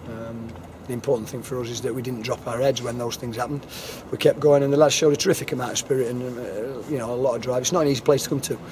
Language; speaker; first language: English; native; English